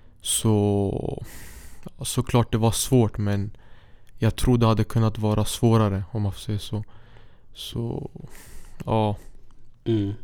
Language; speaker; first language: Swedish; early bilingual, other home language; Syriac